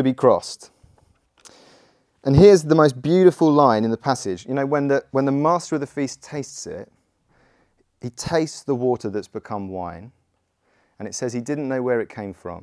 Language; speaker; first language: English; native; English